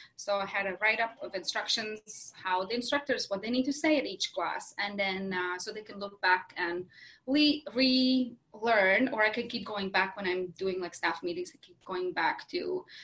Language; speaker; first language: English; non-native, fluent; Latvian